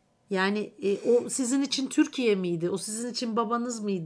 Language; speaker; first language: Turkish; native; Turkish